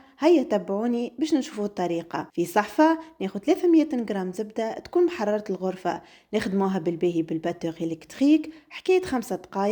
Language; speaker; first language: Arabic; native; Arabic